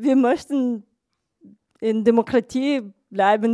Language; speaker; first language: German; non-native, fluent; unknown